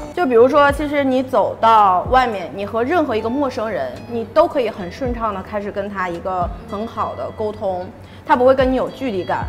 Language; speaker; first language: Chinese; native; Chinese